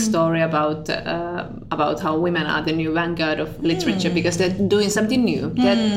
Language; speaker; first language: English; non-native, fluent; Finnish